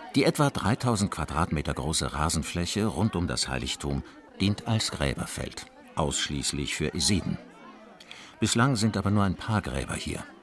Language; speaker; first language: German; native; German